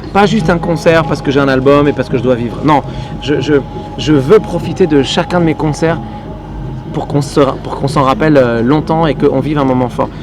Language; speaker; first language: French; early bilingual, other home language; Arabic